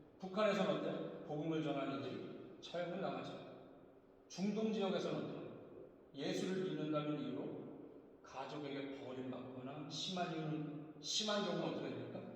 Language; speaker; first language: Korean; native; Korean